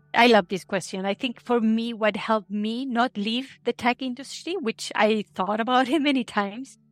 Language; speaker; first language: English; non-native, fluent; Spanish